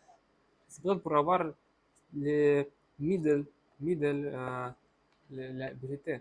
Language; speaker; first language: French; non-native, learner; Russian